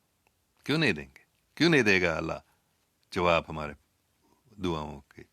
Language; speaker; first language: Hindi; non-native, local second language; English